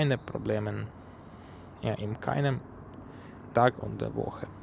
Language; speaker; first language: German; non-native, learner; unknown